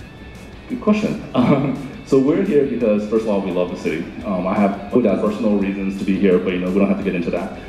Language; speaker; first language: English; native; English